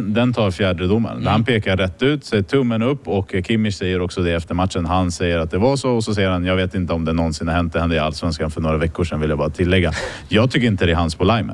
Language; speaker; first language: Swedish; native; Swedish